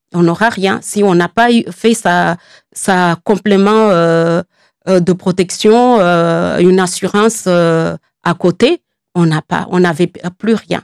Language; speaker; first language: French; non-native, local second language; Comorian